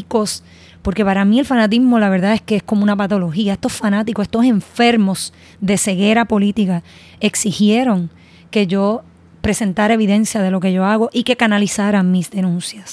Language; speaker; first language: Spanish; native; Spanish